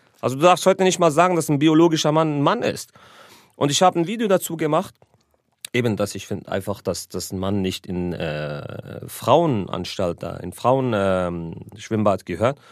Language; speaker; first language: German; early bilingual, other home language; Arabic